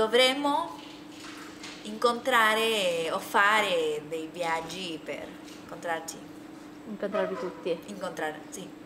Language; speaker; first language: Italian; non-native, learner; Spanish